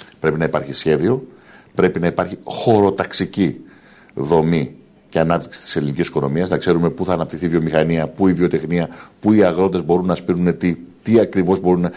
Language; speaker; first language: Greek; native; Greek